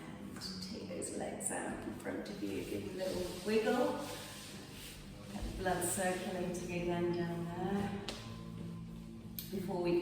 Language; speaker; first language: English; native; English